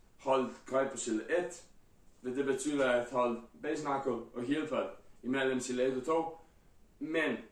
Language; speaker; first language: Danish; non-native, fluent; Spanish